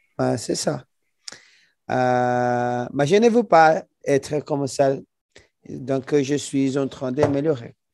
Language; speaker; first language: French; non-native, learner; Portuguese